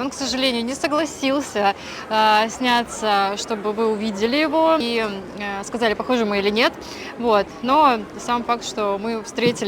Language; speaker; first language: Russian; native; Russian